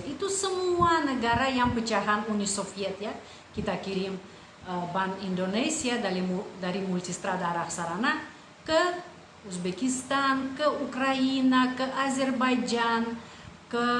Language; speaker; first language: Indonesian; non-native, fluent; Russian